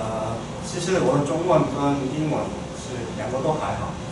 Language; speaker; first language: Chinese; non-native, fluent; Korean